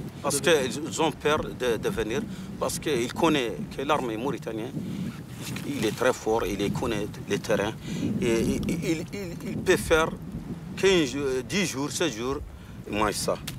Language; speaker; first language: French; non-native, learner; Arabic